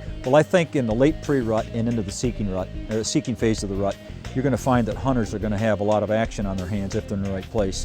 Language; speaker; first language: English; native; English